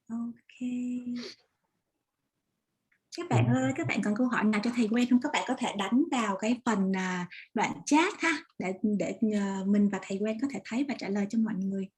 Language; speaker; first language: Vietnamese; native; Vietnamese